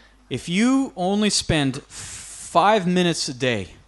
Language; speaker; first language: English; native; English